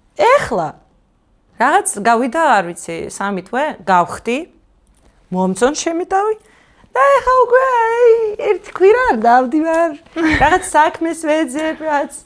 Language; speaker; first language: Georgian; non-native, learner; Russian